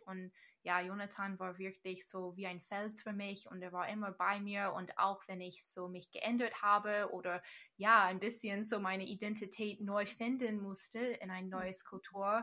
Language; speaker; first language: German; non-native, fluent; English